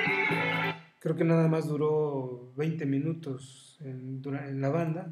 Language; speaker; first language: Spanish; native; Spanish